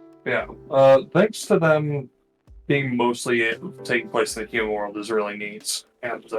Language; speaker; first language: English; native; English